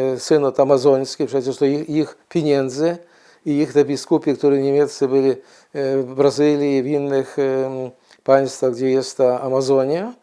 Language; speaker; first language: Polish; non-native, fluent; Ukrainian